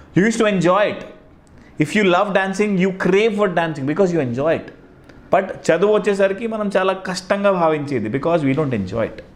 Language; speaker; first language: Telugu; non-native, local second language; Hindi